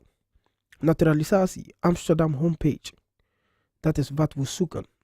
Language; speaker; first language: Dutch; non-native, fluent; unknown